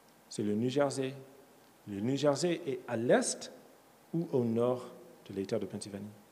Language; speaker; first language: French; non-native, fluent; English